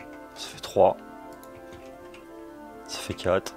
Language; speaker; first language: French; native; French